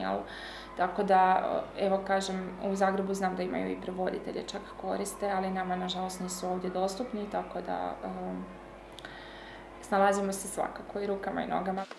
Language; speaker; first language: Croatian; native; Croatian